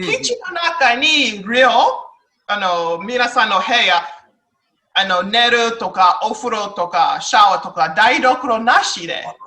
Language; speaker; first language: Japanese; non-native, learner; English